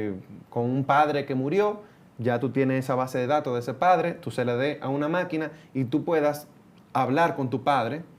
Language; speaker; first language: Spanish; native; Spanish